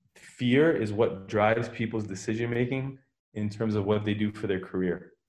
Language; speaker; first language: English; native; English